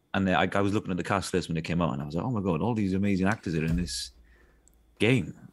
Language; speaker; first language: English; native; English